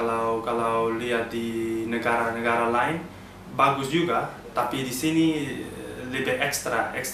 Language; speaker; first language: Indonesian; early bilingual, heritage; Dutch